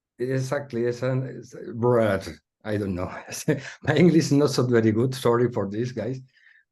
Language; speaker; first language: English; non-native, learner; Spanish